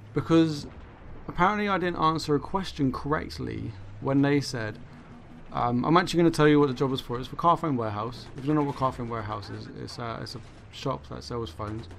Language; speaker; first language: English; native; English